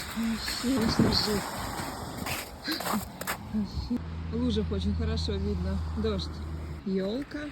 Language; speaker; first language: Russian; native; Russian